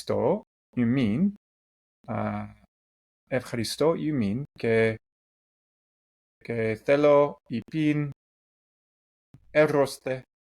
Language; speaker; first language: Greek; non-native, learner; English